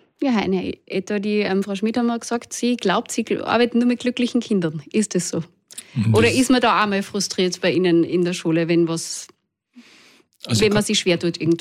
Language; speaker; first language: German; native; German